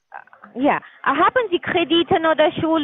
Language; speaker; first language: German; non-native, learner; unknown